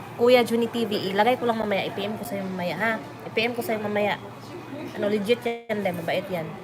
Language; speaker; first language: Filipino; non-native, local second language; Waray